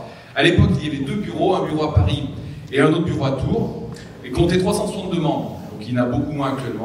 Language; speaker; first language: French; native; French